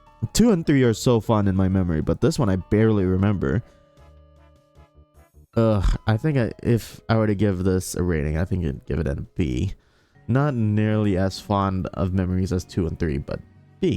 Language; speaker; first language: English; native; English